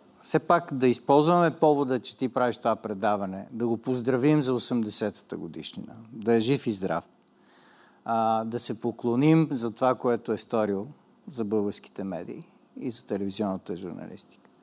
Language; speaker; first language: Bulgarian; native; Bulgarian